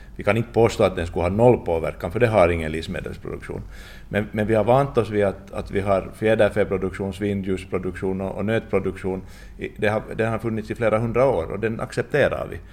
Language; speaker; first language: Swedish; non-native, fluent; Finnish